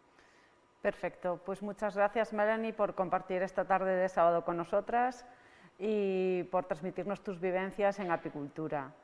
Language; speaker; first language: Spanish; native; Spanish